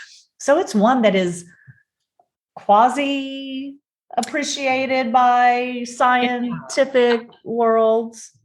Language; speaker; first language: English; native; English